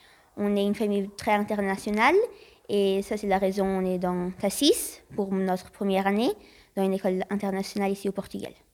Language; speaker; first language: French; early bilingual, heritage; French